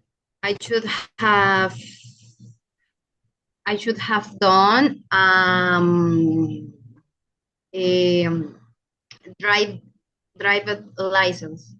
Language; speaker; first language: English; non-native, learner; Spanish